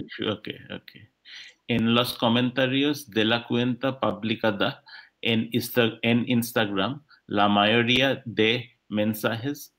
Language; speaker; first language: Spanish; non-native, learner; English